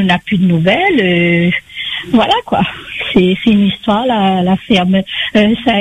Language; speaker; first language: French; non-native, local second language; Réunion Creole French